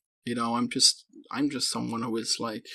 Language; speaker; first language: English; non-native, fluent; Dutch